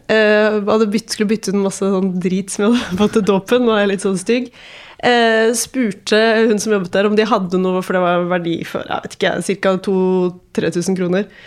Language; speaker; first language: Norwegian; native; Norwegian